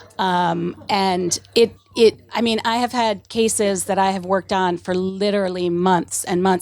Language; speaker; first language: English; native; English